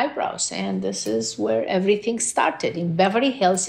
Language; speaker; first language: English; non-native, fluent; Romanian